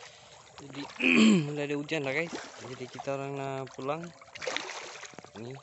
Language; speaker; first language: Indonesian; non-native, fluent; Bangla